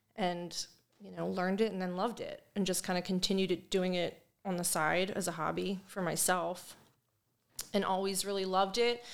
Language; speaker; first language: English; native; English